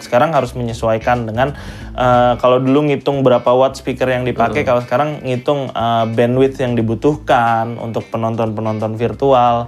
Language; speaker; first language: Indonesian; native; Indonesian